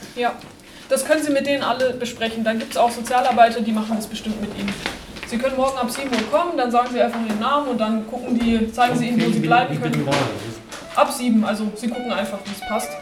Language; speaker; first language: German; native; German